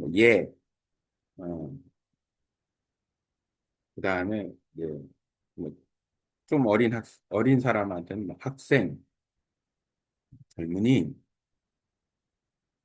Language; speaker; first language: Korean; native; Korean